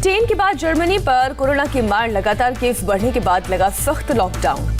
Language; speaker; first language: Hindi; native; Hindi